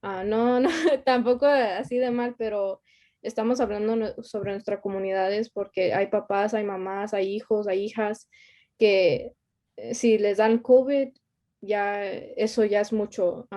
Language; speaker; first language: Spanish; early bilingual, heritage; Spanish